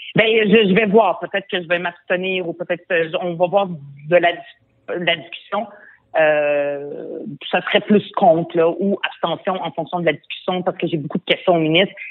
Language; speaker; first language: French; early bilingual, other home language; Arabic